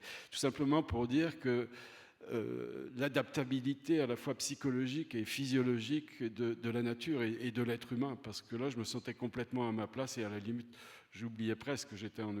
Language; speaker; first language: French; native; French